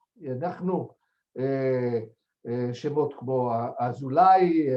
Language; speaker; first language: Hebrew; non-native, fluent; French